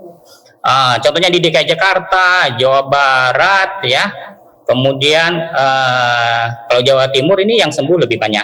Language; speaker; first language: Indonesian; native; Indonesian